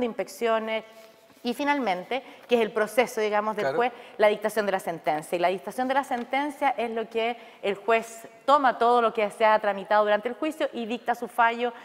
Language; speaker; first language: Spanish; native; Spanish